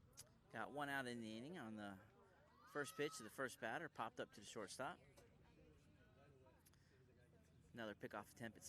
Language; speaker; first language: English; native; English